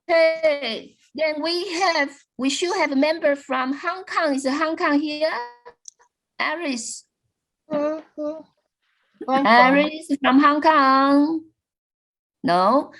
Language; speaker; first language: English; non-native, fluent; Chinese